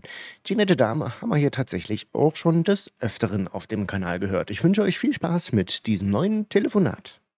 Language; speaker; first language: German; native; German